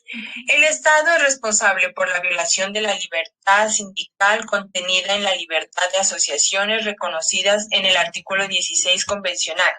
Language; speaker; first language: Spanish; native; Spanish